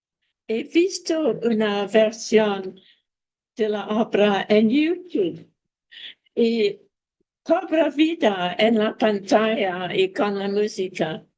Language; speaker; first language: Spanish; non-native, fluent; English